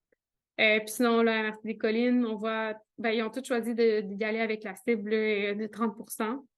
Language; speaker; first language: French; native; French